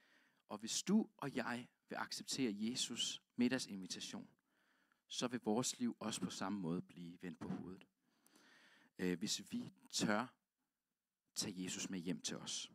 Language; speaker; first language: Danish; native; Danish